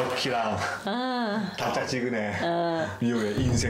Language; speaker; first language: Korean; native; Korean